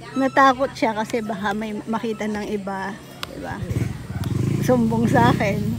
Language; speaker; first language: Filipino; non-native, local second language; Pampanga